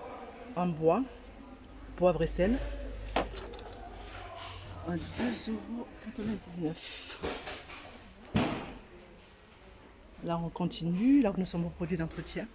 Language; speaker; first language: French; native; French